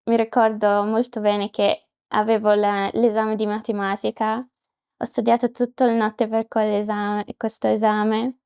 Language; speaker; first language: Italian; non-native, learner; Arabic